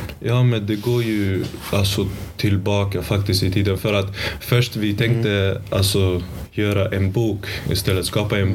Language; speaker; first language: Swedish; early bilingual, other home language; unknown